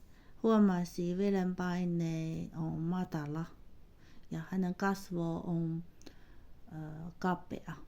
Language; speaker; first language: Finnish; non-native, learner; Chinese